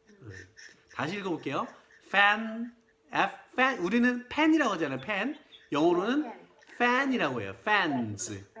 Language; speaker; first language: Korean; native; Korean